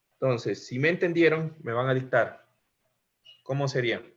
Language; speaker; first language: Spanish; native; Spanish